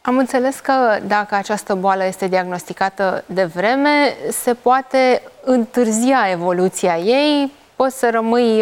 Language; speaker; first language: Romanian; native; Romanian